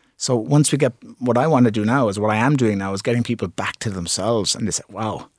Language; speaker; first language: English; native; English